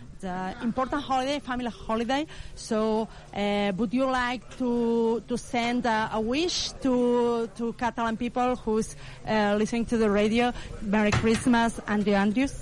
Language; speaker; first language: English; non-native, learner; Catalan